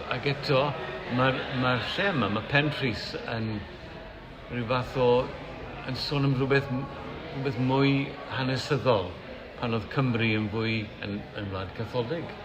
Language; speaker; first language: Welsh; native; Welsh